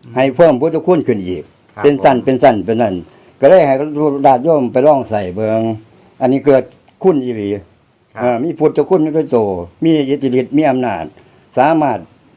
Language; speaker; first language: Thai; native; Thai